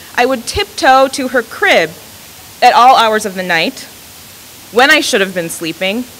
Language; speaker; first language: English; native; English